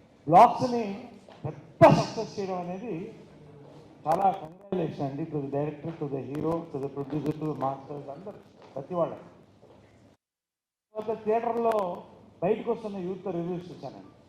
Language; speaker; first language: Telugu; native; Telugu